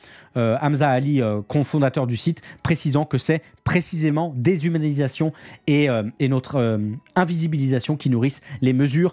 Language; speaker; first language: French; native; French